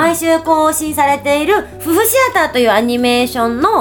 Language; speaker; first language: Japanese; native; Japanese